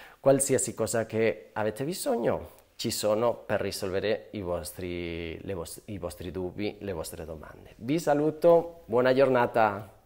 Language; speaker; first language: Italian; non-native, fluent; Spanish